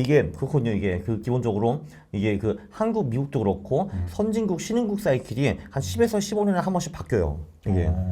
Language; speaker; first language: Korean; native; Korean